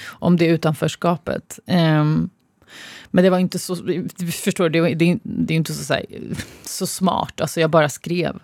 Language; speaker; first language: Swedish; early bilingual, other home language; Arabic